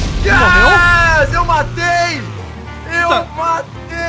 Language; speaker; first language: Portuguese; native; Portuguese